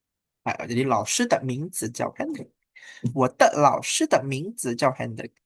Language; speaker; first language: Chinese; non-native, fluent; Indonesian